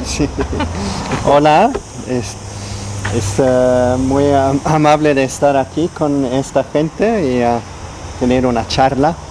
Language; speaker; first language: Spanish; non-native, learner; Swedish